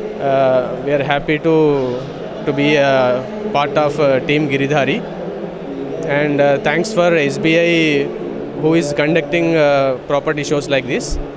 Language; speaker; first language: English; non-native, local second language; Telugu